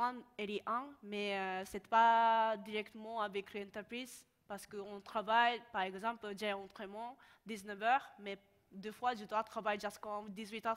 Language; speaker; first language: French; non-native, learner; Japanese